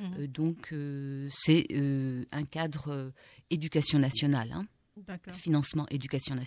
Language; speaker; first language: French; native; French